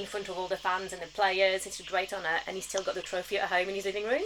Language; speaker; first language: English; early bilingual, other home language; French